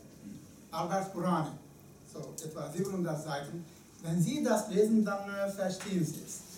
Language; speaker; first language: German; non-native, fluent; Turkish